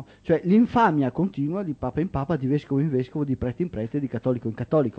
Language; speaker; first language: Italian; native; Italian